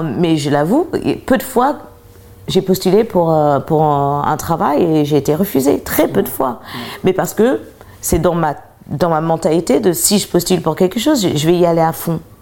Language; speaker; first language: French; early bilingual, other home language; English